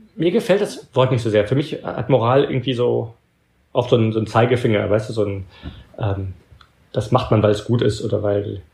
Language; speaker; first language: German; early bilingual, heritage; German